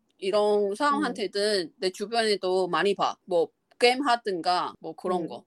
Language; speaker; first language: Korean; non-native, fluent; Chinese